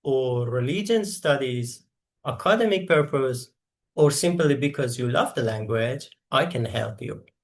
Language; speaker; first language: English; non-native, fluent; Persian